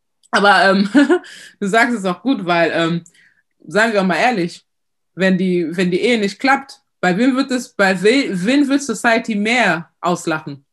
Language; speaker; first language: German; early bilingual, other home language; Lingala